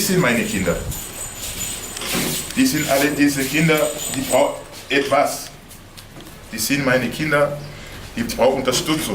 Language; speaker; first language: German; non-native, learner; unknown